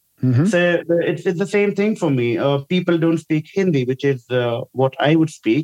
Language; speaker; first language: English; non-native, local second language; Hindi